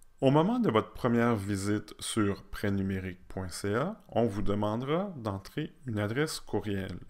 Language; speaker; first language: French; native; French